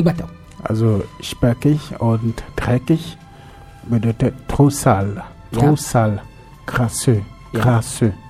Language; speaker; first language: German; non-native, fluent; French